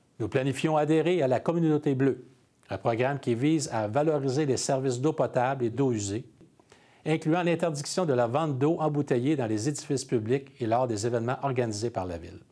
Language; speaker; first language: French; native; French